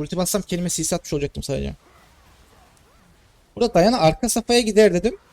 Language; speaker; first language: Turkish; native; Turkish